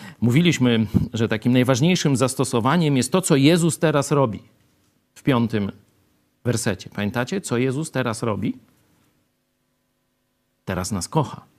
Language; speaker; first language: Polish; native; Polish